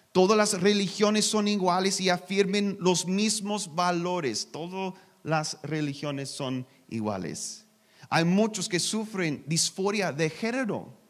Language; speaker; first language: Spanish; non-native, learner; English